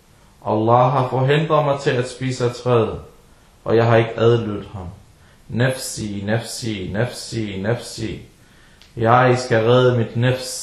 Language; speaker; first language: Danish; early bilingual, other home language; Arabic